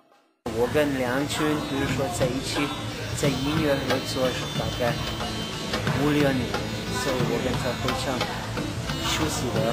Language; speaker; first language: Chinese; non-native, fluent; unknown